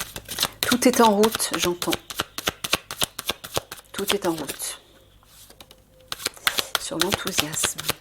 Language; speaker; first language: French; native; French